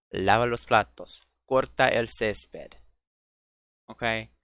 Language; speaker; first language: Spanish; non-native, learner; English